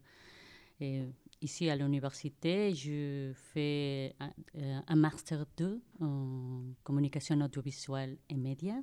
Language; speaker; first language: French; non-native, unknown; Spanish